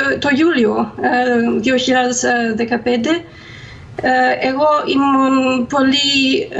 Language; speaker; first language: Greek; non-native, fluent; German